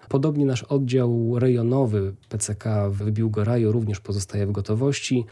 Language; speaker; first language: Polish; native; Polish